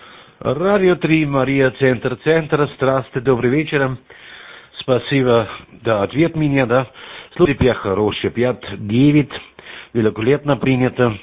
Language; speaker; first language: Russian; non-native, learner; German